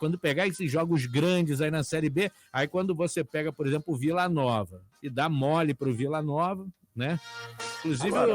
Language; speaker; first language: Portuguese; native; Portuguese